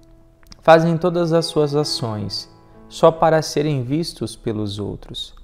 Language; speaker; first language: Portuguese; native; Portuguese